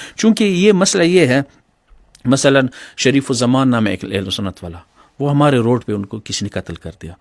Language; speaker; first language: Urdu; non-native, local second language; Pashto